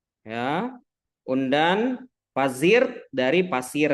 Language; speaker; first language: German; non-native, fluent; Indonesian